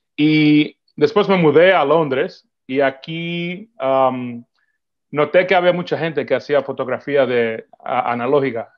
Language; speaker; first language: Spanish; early bilingual, heritage; Spanish